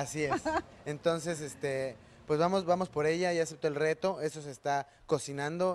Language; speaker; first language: Spanish; native; Spanish